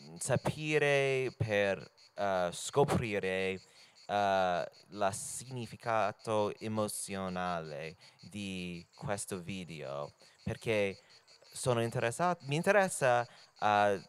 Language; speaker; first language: Italian; non-native, learner; English